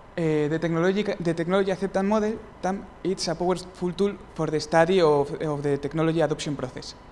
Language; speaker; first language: English; non-native, fluent; Spanish